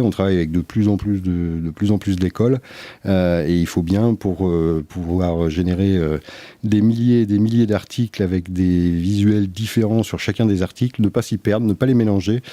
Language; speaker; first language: French; native; French